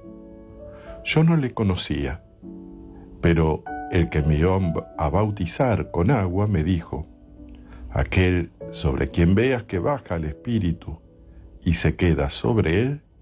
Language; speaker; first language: Spanish; native; Spanish